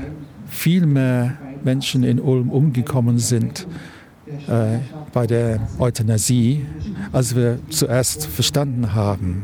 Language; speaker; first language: German; non-native, fluent; English